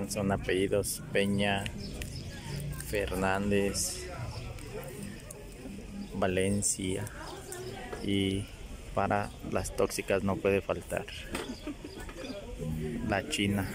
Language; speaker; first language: Spanish; native; Spanish